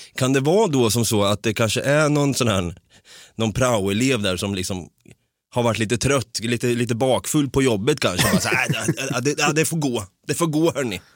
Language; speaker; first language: Swedish; native; Swedish